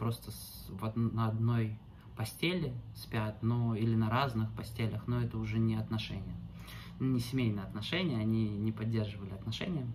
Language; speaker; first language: Russian; native; Russian